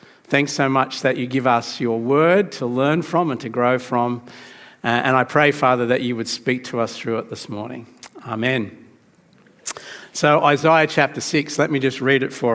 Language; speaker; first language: English; native; English